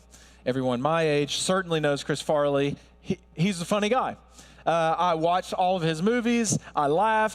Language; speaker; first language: English; native; English